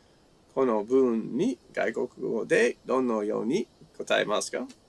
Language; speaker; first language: Japanese; non-native, fluent; English